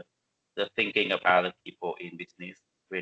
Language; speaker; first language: English; non-native, learner; Vietnamese